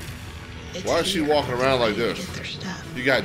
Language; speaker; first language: English; native; English